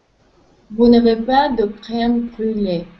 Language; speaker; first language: French; non-native, learner; Russian